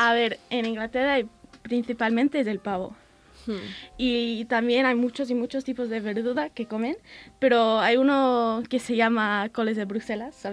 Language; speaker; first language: Spanish; early bilingual, heritage; English